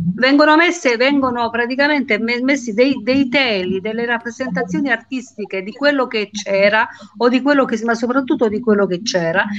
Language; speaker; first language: Italian; non-native, local second language; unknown